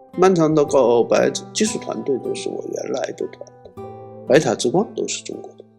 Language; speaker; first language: Chinese; non-native, local second language; Korean